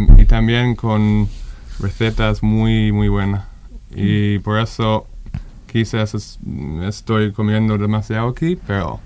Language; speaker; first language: Spanish; non-native, fluent; English